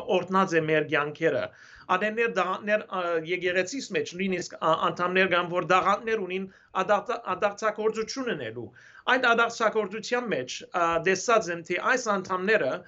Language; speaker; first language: Armenian; early bilingual, heritage; Armenian